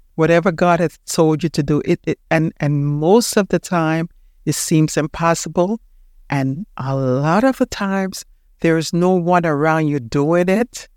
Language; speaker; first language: English; early bilingual, heritage; Spanish